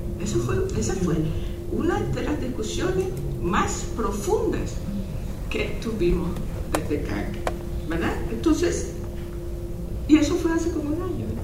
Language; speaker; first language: Spanish; non-native, local second language; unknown